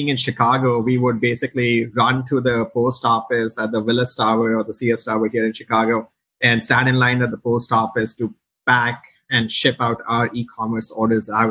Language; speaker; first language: English; non-native, local second language; Hindi